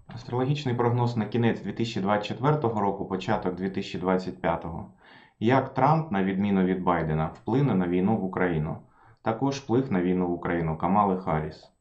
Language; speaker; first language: Ukrainian; non-native, local second language; Russian